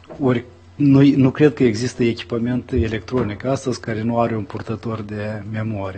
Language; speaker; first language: Romanian; native; Romanian